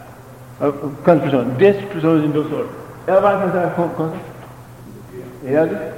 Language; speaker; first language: Spanish; non-native, learner; English